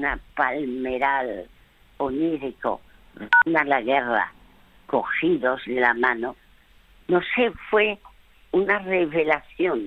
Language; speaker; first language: Spanish; early bilingual, other home language; French